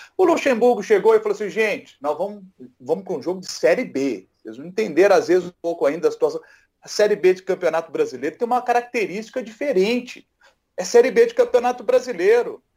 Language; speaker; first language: Portuguese; native; Portuguese